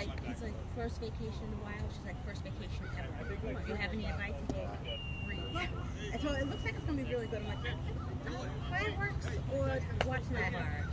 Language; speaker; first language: English; native; English